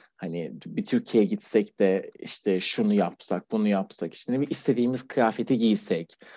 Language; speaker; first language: Turkish; non-native, fluent; Persian